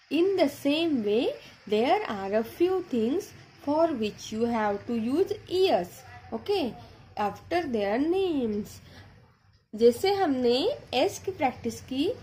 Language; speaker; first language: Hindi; non-native, local second language; Marathi